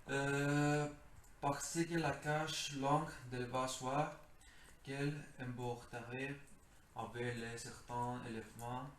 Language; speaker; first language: French; non-native, learner; Greek